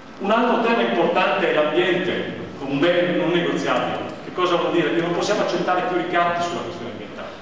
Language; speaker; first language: Italian; native; Italian